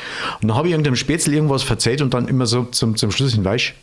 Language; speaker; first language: German; native; German